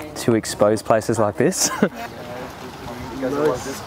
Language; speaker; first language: English; native; English